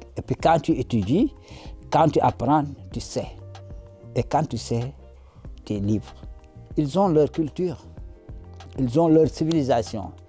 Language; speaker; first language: French; non-native, local second language; Wolof